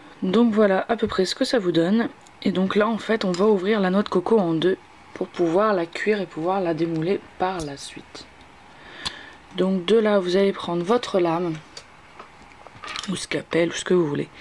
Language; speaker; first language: French; native; French